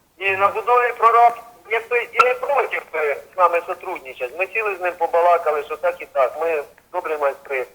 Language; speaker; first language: Ukrainian; native; Ukrainian